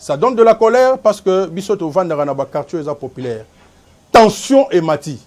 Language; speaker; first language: French; non-native, local second language; Lingala